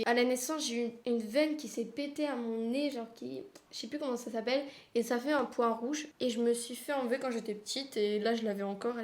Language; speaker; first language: French; native; French